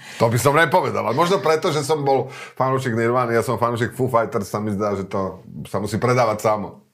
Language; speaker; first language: Slovak; native; Slovak